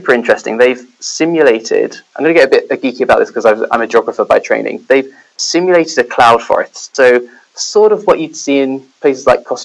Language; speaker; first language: English; native; English